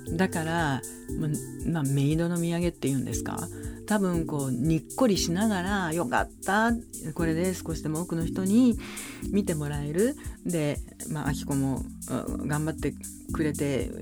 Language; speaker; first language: Japanese; native; Japanese